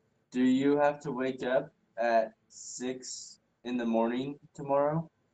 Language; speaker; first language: English; native; English